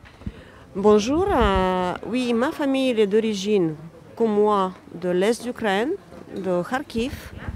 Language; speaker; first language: French; non-native, fluent; Ukrainian